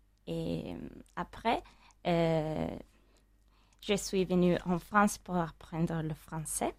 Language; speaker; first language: French; non-native, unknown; Italian